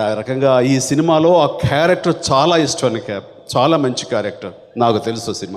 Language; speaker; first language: Telugu; native; Telugu